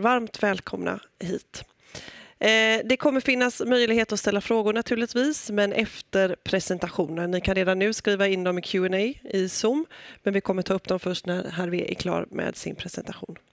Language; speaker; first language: Swedish; native; Swedish